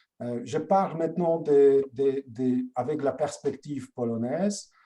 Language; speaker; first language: French; non-native, fluent; Polish